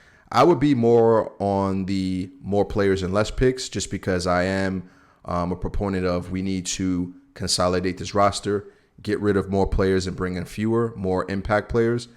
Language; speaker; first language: English; native; English